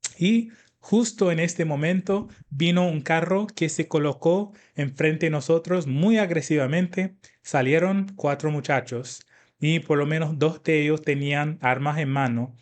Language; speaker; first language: Spanish; non-native, fluent; English